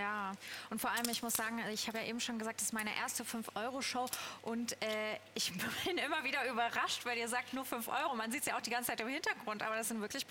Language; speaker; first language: German; native; German